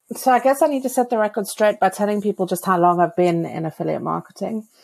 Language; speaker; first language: English; native; English